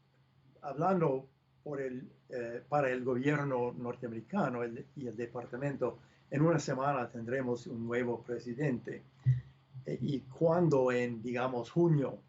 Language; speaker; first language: Spanish; non-native, fluent; English